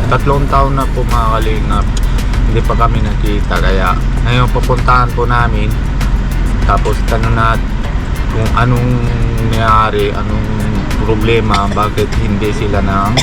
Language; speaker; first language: Filipino; non-native, learner; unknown